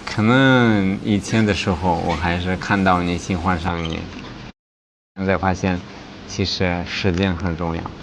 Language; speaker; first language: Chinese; non-native, fluent; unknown